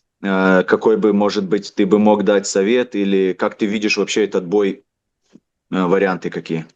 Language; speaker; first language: Russian; native; Russian